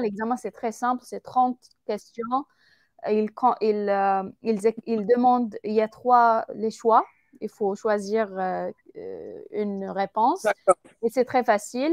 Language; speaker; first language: French; non-native, fluent; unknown